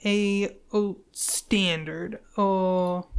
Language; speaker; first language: Portuguese; non-native, learner; English